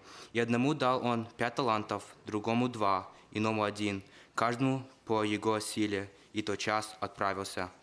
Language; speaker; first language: Russian; early bilingual, heritage; Russian